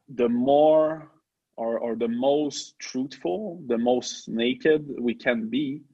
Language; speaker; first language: English; non-native, fluent; French